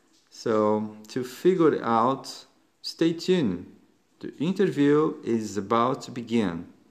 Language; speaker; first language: English; non-native, fluent; Portuguese